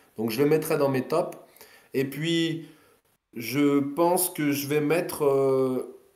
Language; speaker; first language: French; native; French